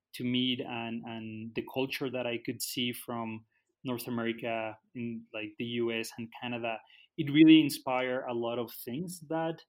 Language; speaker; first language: English; non-native, fluent; Spanish